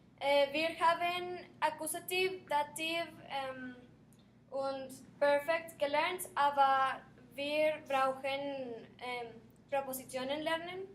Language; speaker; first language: German; non-native, learner; Spanish